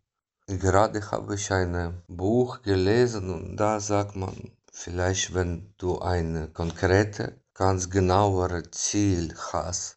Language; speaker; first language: German; non-native, fluent; Ukrainian